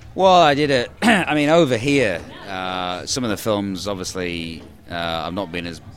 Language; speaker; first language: English; native; English